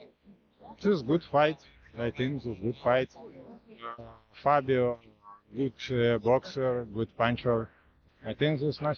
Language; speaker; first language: English; non-native, learner; Ukrainian